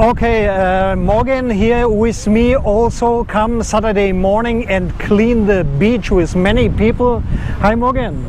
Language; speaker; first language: English; non-native, learner; German